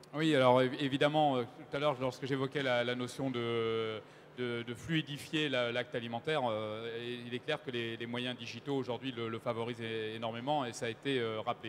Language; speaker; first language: French; native; French